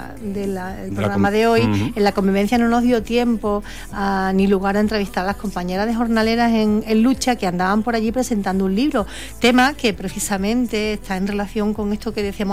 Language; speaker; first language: Spanish; native; Spanish